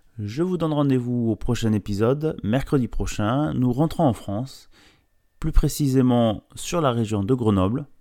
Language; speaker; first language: French; native; French